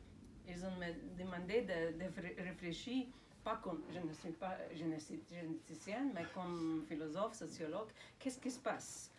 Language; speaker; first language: French; non-native, fluent; Slovenian